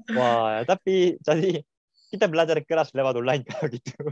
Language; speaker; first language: Indonesian; non-native, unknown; Korean